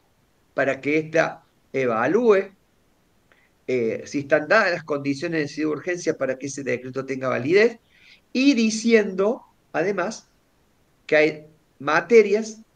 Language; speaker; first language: Spanish; native; Spanish